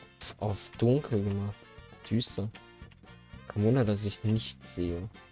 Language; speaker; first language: German; native; German